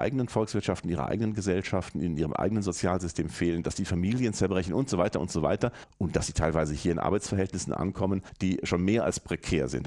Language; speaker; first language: German; native; German